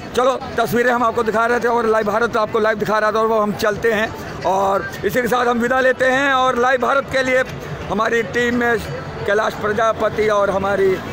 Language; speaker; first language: Hindi; non-native, local second language; Punjabi